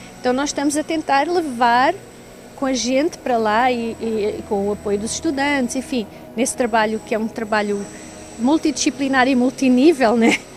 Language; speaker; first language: Portuguese; native; Portuguese